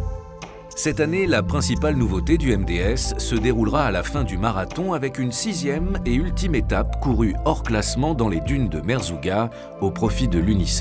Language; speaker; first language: French; native; French